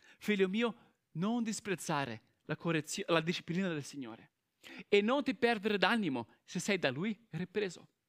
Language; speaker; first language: Italian; non-native, fluent; Portuguese